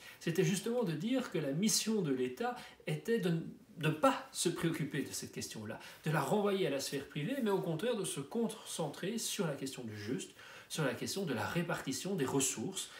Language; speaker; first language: French; native; French